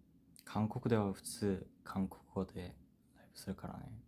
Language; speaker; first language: Japanese; non-native, fluent; Korean